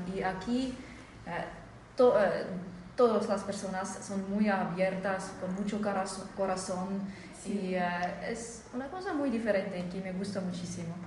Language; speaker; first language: Spanish; non-native, fluent; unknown